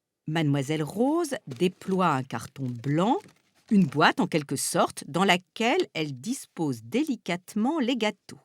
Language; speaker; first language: French; native; French